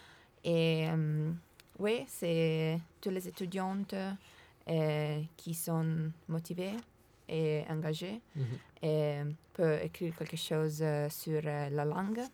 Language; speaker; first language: French; non-native, learner; Italian